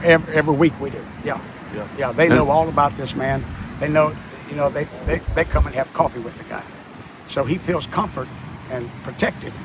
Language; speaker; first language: English; native; English